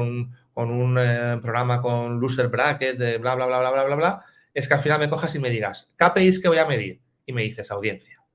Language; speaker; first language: Spanish; native; Spanish